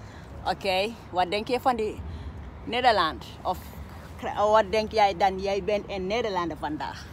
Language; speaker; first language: Dutch; non-native, learner; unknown